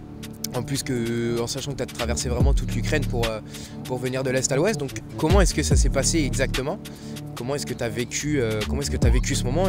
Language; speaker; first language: French; native; French